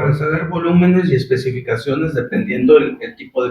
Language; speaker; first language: Spanish; native; Spanish